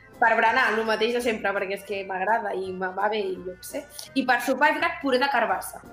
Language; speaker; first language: Catalan; native; Catalan